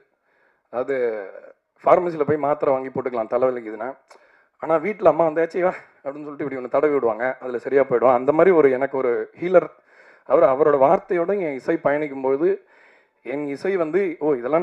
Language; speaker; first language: Tamil; native; Tamil